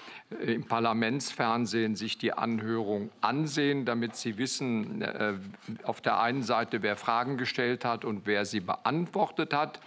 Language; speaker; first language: German; native; German